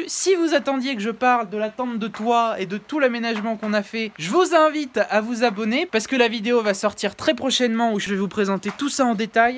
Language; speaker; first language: French; native; French